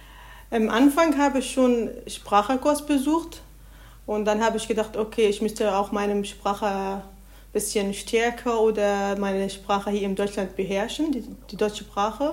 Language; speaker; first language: German; non-native, learner; Arabic